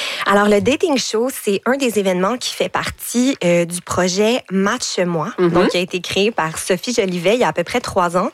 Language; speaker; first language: French; native; French